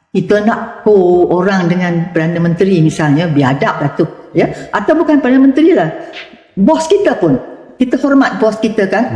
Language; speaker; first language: Malay; native; Malay